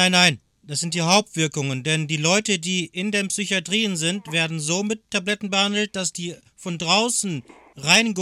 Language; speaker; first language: German; native; German